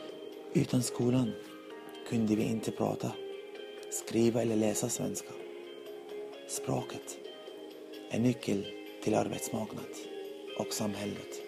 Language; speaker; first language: Swedish; non-native, learner; Arabic